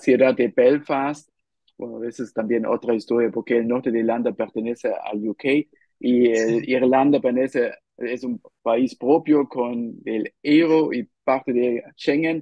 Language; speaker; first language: Spanish; non-native, fluent; German